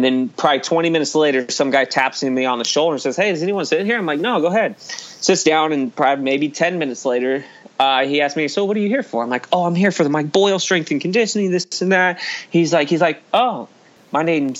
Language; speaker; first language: English; native; English